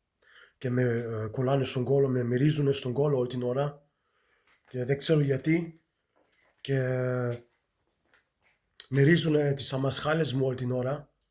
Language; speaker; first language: Greek; early bilingual, heritage; Greek